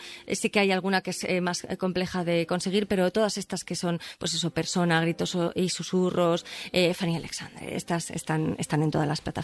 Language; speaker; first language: Spanish; native; Spanish